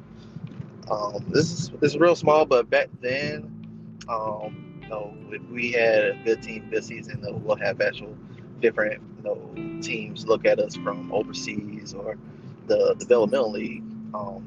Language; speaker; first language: English; native; English